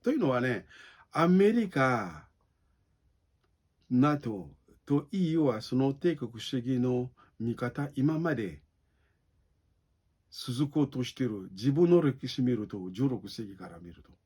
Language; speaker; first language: Japanese; non-native, learner; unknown